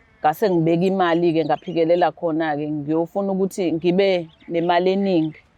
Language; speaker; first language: Zulu; native; Zulu